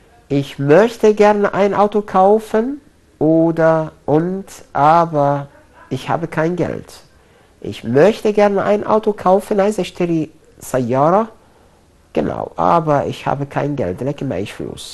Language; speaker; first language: German; non-native, fluent; Arabic